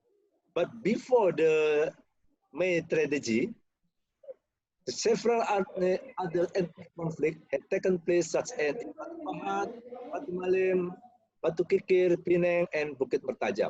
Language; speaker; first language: English; non-native, learner; Malay